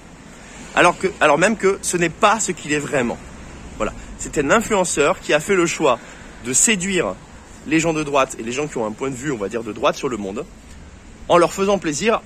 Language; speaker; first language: French; native; French